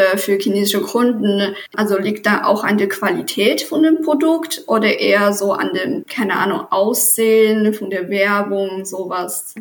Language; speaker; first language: German; non-native, fluent; Chinese